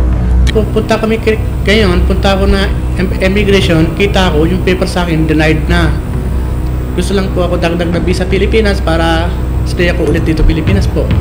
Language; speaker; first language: Filipino; non-native, learner; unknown